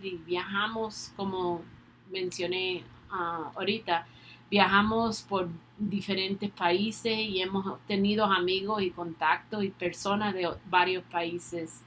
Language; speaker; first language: Spanish; early bilingual, other home language; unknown